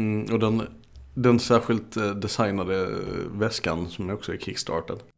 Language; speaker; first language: Swedish; native; Swedish